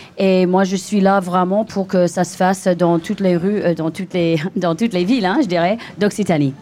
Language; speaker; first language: French; non-native, fluent; English